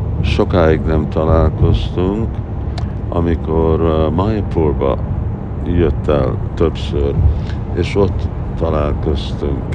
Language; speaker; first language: Hungarian; early bilingual, heritage; Hungarian